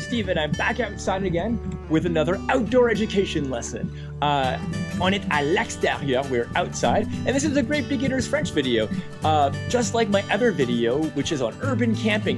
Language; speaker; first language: English; native; English